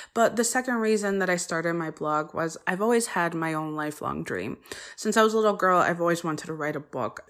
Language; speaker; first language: English; early bilingual, other home language; Polish